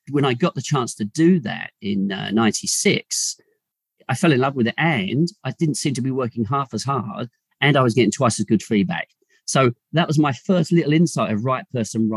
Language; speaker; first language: English; native; English